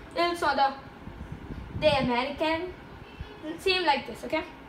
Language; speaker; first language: English; non-native, local second language; Gujarati